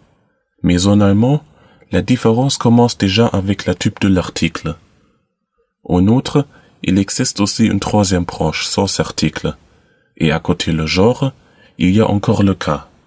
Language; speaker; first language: French; non-native, learner; German